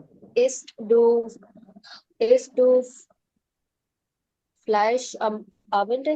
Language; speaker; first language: German; non-native, learner; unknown